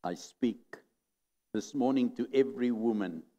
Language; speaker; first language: English; non-native, local second language; Afrikaans